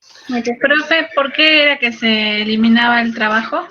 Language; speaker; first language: Spanish; native; Spanish